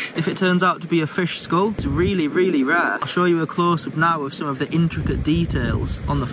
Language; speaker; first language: English; native; English